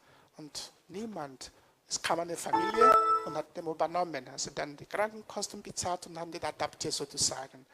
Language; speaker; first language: German; non-native, fluent; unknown